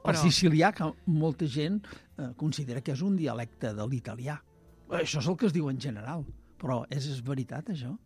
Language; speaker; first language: Catalan; native; Catalan